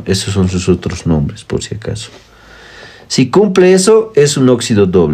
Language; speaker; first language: Spanish; native; Spanish